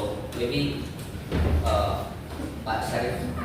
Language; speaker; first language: English; non-native, learner; Indonesian